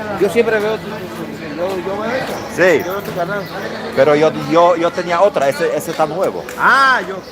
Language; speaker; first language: Spanish; non-native, learner; Polish